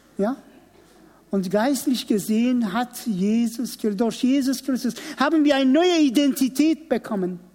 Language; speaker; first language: German; non-native, fluent; Persian